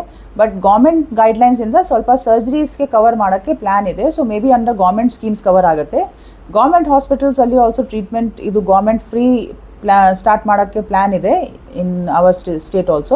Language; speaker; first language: Kannada; non-native, fluent; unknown